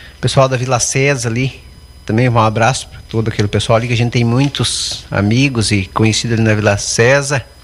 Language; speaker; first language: Portuguese; native; Portuguese